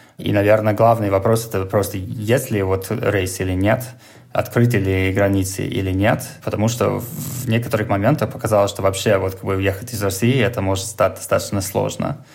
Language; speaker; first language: Russian; non-native, fluent; English